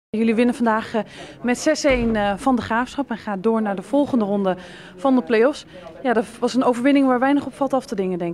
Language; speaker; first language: Dutch; native; Dutch